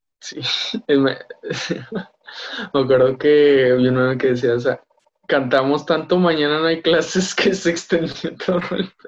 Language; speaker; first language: Spanish; native; Spanish